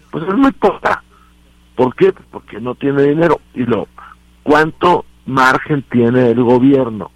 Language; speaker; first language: Spanish; native; Spanish